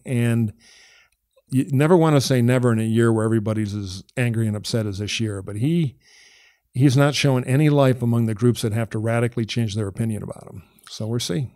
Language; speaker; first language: English; native; English